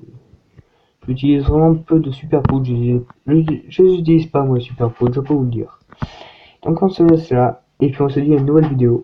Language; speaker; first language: French; native; French